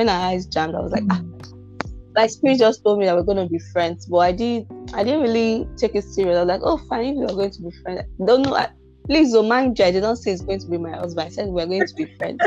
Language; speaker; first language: English; non-native, local second language; Igbo